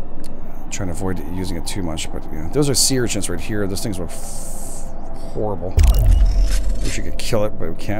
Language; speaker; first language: English; native; English